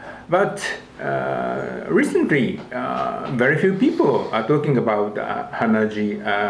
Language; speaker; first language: English; non-native, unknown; Japanese